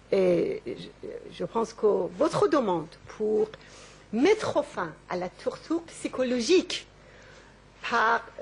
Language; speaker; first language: French; non-native, learner; Persian